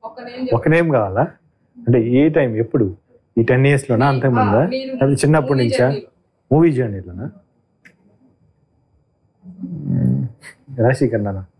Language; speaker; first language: Telugu; native; Telugu